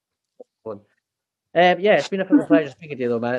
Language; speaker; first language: English; native; English